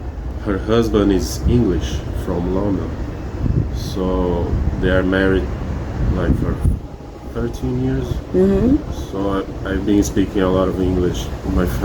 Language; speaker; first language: English; non-native, fluent; Portuguese